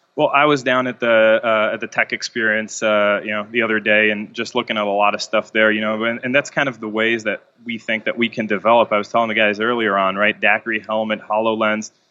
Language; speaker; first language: English; non-native, fluent; Hebrew